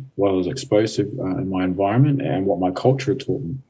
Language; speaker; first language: English; native; English